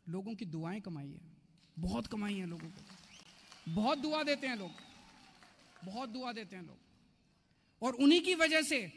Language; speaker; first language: Hindi; native; Hindi